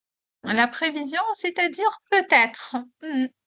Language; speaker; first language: French; non-native, local second language; Arabic